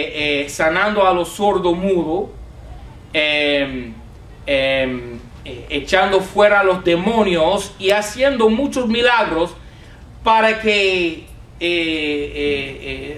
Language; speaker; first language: Spanish; non-native, fluent; English